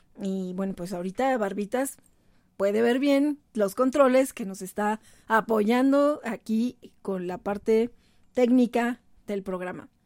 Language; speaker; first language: Spanish; native; Spanish